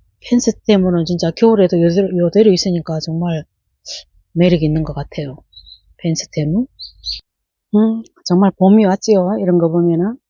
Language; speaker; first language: Korean; native; Korean